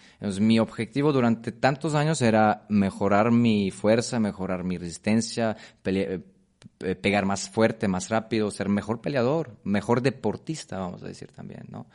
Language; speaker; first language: Spanish; non-native, fluent; Polish